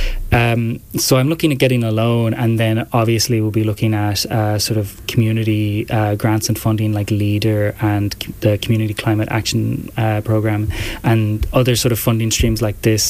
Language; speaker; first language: English; native; English